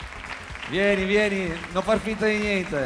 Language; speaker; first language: Italian; native; Italian